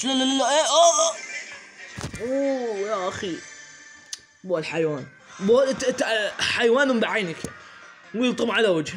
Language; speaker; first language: Arabic; native; Arabic